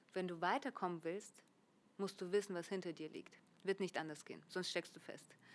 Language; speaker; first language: German; early bilingual, other home language; Russian